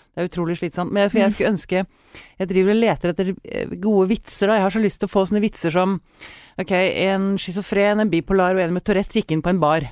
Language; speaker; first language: Norwegian; native; Norwegian